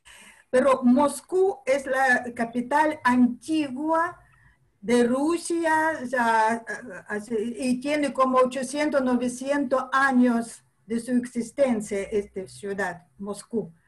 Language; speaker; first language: Spanish; non-native, fluent; Russian